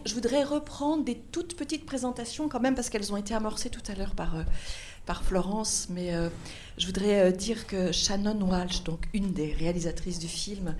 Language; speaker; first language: French; native; French